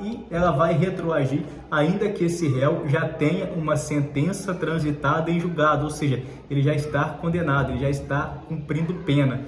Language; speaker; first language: Portuguese; native; Portuguese